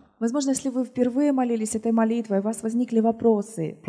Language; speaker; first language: Russian; native; Russian